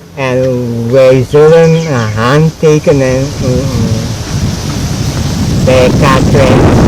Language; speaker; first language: Dutch; non-native, local second language; Papiamento